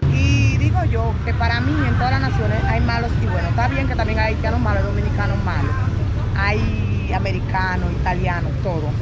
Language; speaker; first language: Spanish; early bilingual, other home language; Haitian Creole